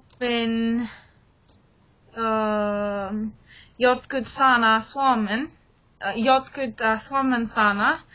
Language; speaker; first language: Finnish; non-native, learner; English